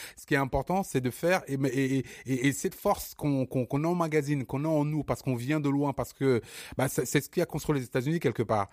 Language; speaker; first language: French; early bilingual, other home language; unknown